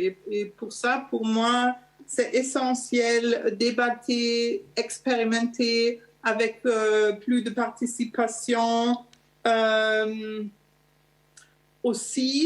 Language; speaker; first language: French; non-native, fluent; German